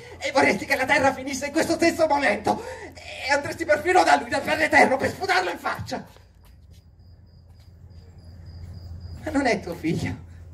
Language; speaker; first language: Italian; native; Italian